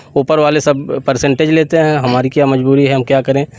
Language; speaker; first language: Hindi; native; Hindi